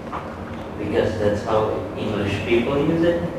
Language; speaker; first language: English; non-native, fluent; Indonesian